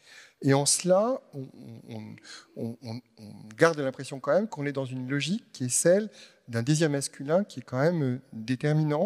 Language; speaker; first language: French; native; French